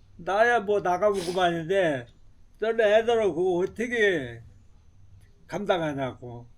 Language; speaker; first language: Korean; native; Korean